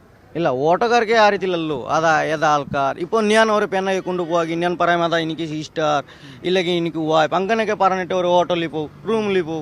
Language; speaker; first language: Malayalam; non-native, learner; Assamese